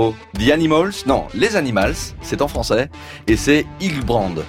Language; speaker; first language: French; native; French